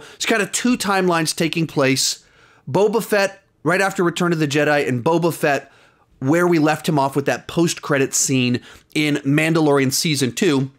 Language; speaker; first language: English; native; English